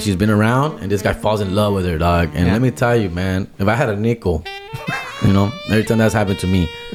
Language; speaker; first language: English; native; English